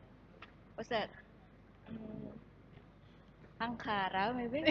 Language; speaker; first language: English; non-native, learner; Indonesian